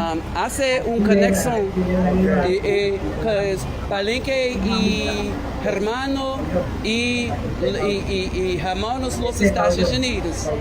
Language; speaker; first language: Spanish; non-native, learner; English